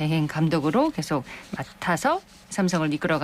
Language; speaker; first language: Korean; native; Korean